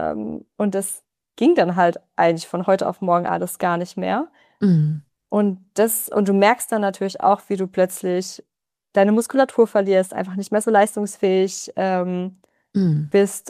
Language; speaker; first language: German; native; German